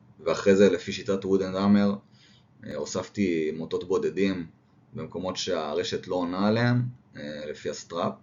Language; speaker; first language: Hebrew; native; Hebrew